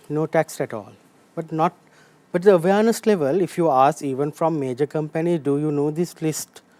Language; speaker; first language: English; non-native, local second language; Sinhala